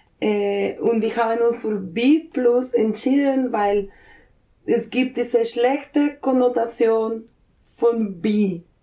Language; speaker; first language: German; non-native, fluent; Spanish